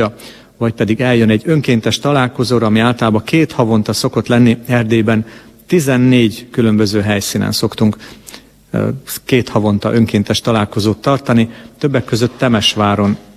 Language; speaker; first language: Hungarian; native; Hungarian